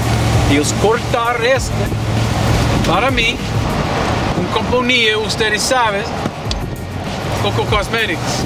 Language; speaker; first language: Spanish; non-native, learner; English